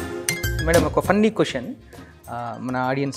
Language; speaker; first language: Telugu; native; Telugu